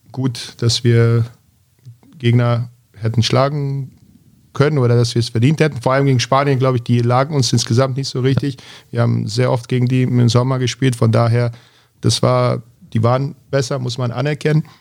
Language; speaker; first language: German; early bilingual, other home language; Bosnian